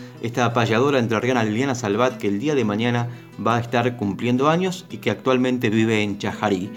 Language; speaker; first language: Spanish; native; Spanish